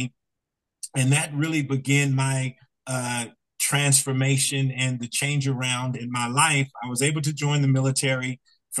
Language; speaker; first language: English; native; English